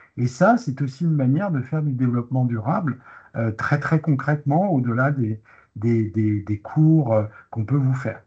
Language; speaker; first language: French; native; French